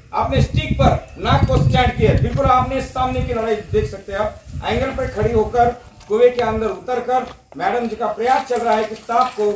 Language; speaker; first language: Hindi; non-native, local second language; Marathi